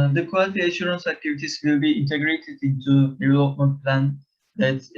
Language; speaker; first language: English; non-native, learner; Turkish